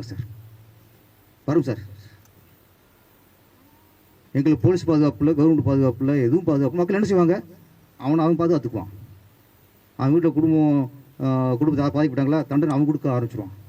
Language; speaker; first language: Tamil; native; Tamil